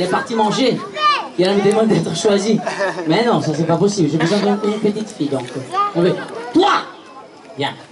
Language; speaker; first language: French; non-native, fluent; Portuguese